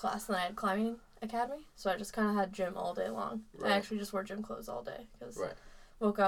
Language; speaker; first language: English; native; English